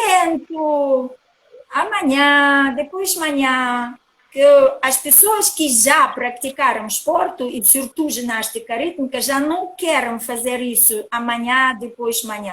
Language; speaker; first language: Portuguese; non-native, learner; Russian